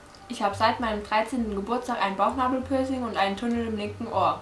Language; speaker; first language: German; native; German